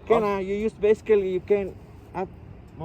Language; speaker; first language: English; non-native, learner; Tamil